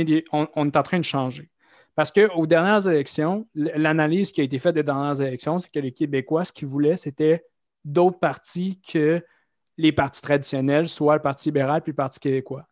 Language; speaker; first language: French; native; French